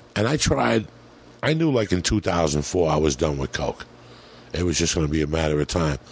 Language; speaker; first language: English; native; English